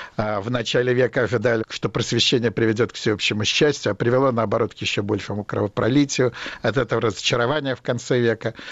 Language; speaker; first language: Russian; native; Russian